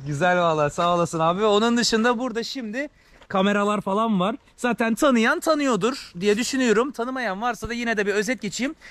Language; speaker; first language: Turkish; native; Turkish